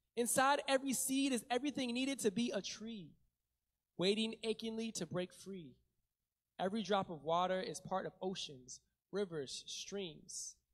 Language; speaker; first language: English; native; English